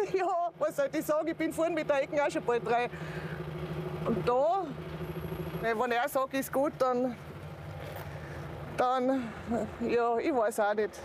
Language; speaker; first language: German; native; German